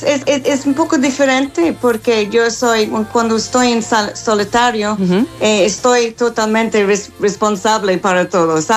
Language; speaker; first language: Spanish; non-native, fluent; English